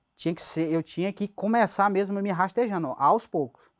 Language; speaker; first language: Portuguese; native; Portuguese